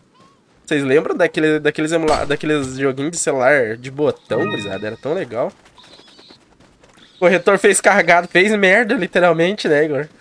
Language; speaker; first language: Portuguese; native; Portuguese